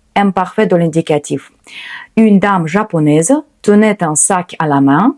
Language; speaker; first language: French; non-native, fluent; Ukrainian